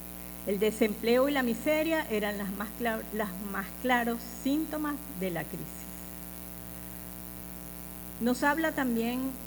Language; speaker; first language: Spanish; native; Spanish